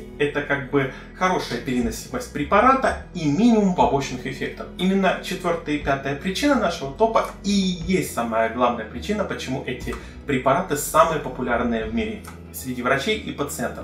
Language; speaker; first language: Russian; native; Russian